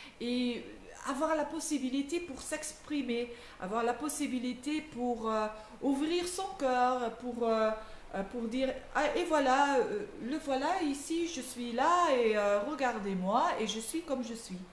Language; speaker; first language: French; non-native, local second language; Dutch